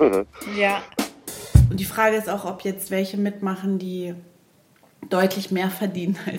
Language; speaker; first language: German; native; German